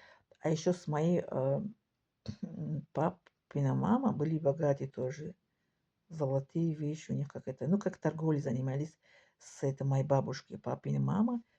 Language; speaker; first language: Russian; non-native, local second language; Tajik